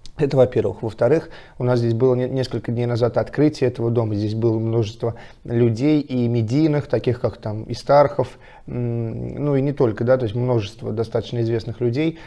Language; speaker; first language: Russian; native; Russian